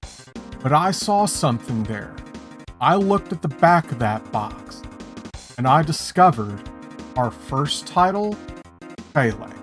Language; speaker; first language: English; native; English